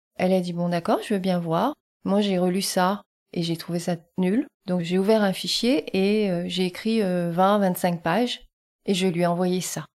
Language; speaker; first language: French; early bilingual, other home language; Vietnamese